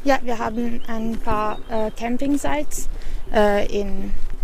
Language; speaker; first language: German; non-native, fluent; Italian